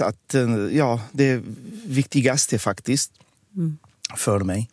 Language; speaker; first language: Swedish; non-native, local second language; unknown